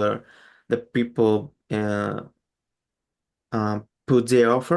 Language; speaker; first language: English; non-native, learner; Spanish